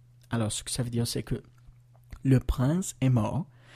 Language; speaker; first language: French; non-native, fluent; English